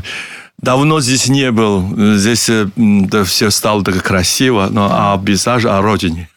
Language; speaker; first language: Russian; non-native, learner; Chinese